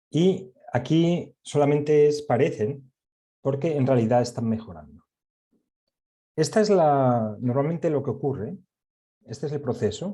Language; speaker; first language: Spanish; native; Spanish